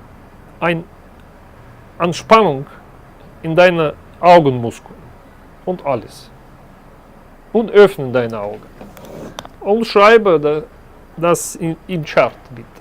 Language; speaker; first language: German; non-native, learner; Russian